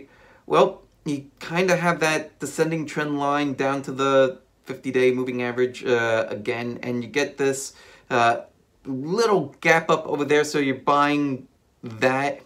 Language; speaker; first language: English; native; English